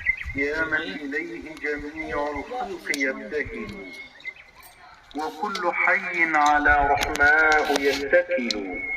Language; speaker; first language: Arabic; native; Arabic